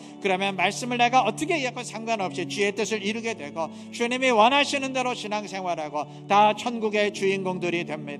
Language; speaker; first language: Korean; native; Korean